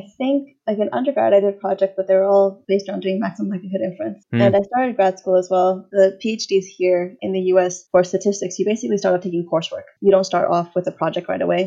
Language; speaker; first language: English; native; English